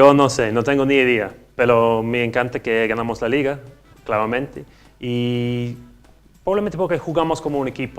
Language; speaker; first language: Spanish; non-native, learner; English